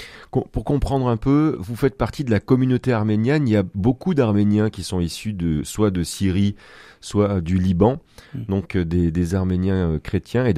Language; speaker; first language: French; native; French